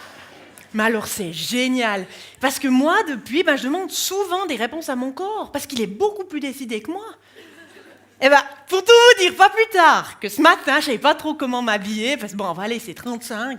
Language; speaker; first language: French; native; French